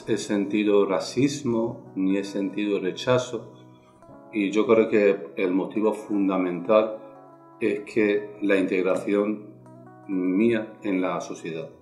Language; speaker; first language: Spanish; non-native, fluent; Persian